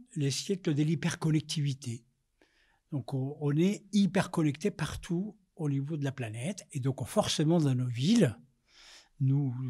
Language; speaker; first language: French; non-native, fluent; Spanish